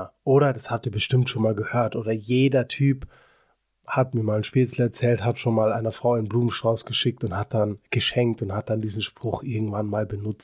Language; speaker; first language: German; native; German